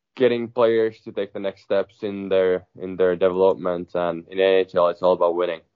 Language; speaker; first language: English; non-native, fluent; Finnish